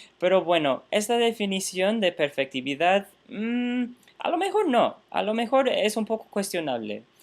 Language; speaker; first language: Spanish; non-native, fluent; English